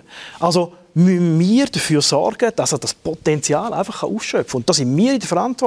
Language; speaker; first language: German; native; German